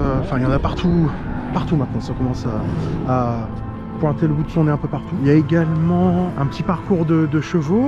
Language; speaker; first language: French; native; French